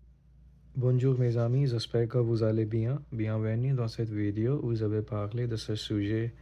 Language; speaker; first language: French; non-native, learner; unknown